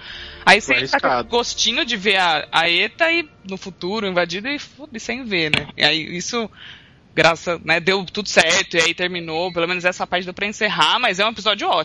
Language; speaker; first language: Portuguese; native; Portuguese